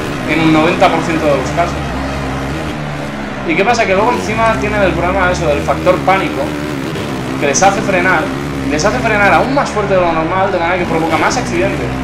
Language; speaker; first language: Spanish; native; Spanish